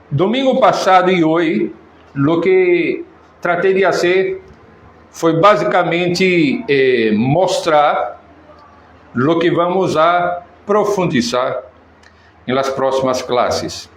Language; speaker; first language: Spanish; non-native, fluent; Portuguese